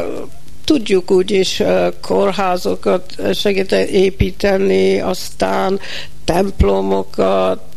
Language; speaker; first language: Hungarian; early bilingual, heritage; Hungarian